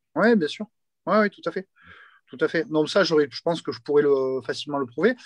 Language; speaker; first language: French; native; French